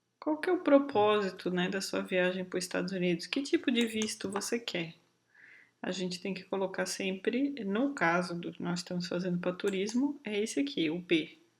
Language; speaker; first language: Portuguese; native; Portuguese